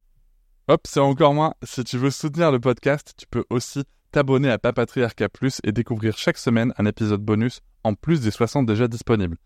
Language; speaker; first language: French; native; French